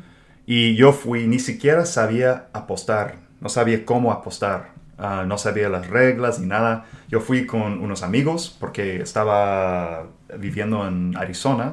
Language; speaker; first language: Spanish; non-native, fluent; English